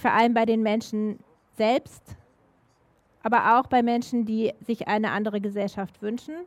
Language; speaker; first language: German; native; German